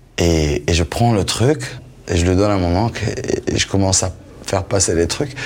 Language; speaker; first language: French; non-native, local second language; Arabic